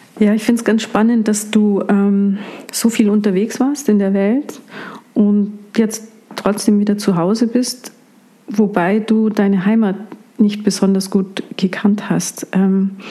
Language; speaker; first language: German; native; German